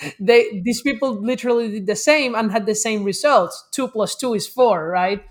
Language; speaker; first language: English; non-native, fluent; Spanish